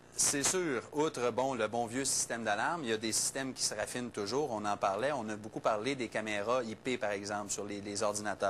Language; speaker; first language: French; native; French